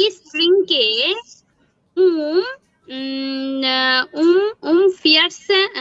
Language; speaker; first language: German; non-native, learner; Bangla